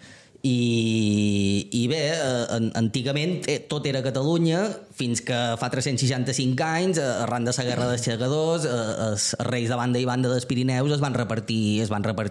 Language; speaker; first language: Catalan; native; Catalan